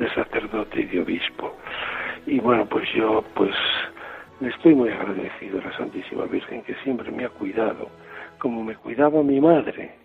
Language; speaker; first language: Spanish; native; Spanish